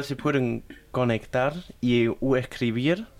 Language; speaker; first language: Spanish; non-native, fluent; German